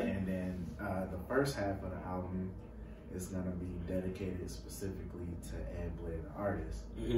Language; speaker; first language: English; native; English